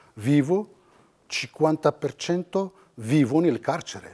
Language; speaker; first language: Italian; non-native, fluent; Riffian